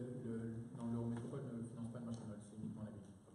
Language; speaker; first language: French; native; French